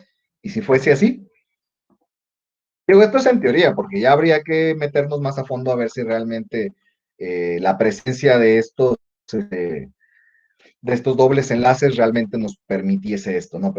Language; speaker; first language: Spanish; native; Spanish